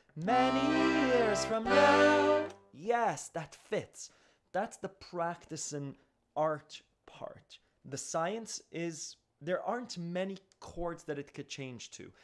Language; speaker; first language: English; native; English